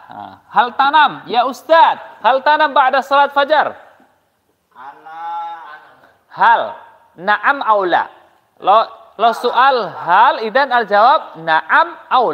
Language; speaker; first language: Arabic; non-native, fluent; Indonesian